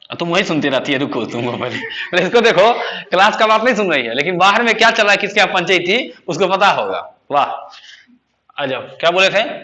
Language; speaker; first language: Hindi; native; Hindi